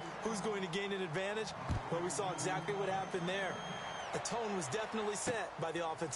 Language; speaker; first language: English; native; English